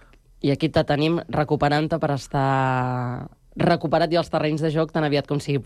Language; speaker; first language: Catalan; native; Catalan